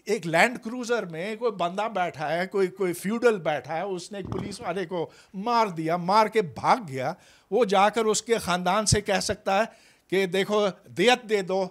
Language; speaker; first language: Urdu; native; Urdu